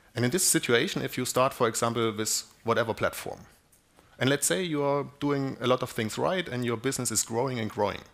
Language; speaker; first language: English; non-native, fluent; German